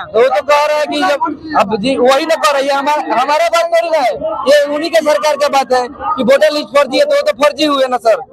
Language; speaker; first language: Hindi; native; Hindi